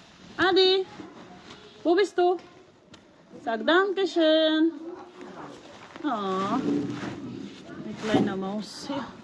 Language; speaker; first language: German; non-native, learner; Filipino